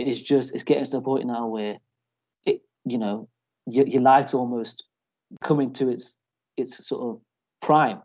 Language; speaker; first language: English; native; English